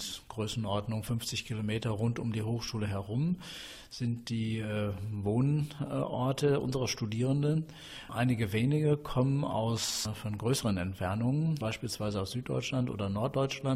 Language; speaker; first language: German; native; German